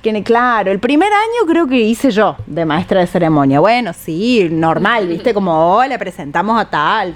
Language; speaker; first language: Spanish; native; Spanish